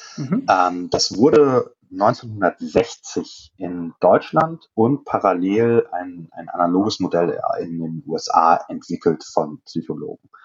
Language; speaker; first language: German; native; German